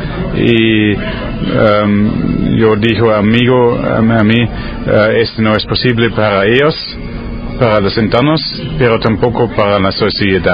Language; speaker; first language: Spanish; non-native, learner; German